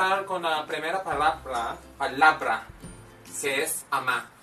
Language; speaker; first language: Spanish; non-native, fluent; Filipino